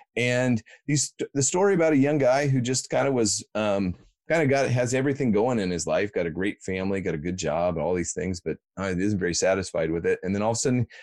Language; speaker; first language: English; native; English